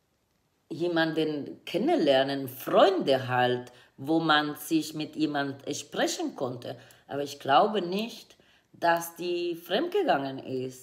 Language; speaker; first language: German; non-native, fluent; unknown